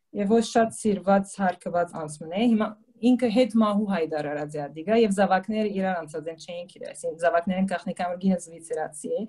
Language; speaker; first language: Armenian; native; Armenian